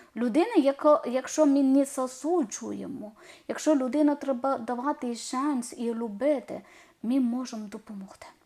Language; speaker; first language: Ukrainian; non-native, learner; Malayalam